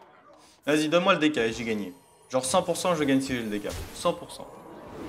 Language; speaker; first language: French; native; French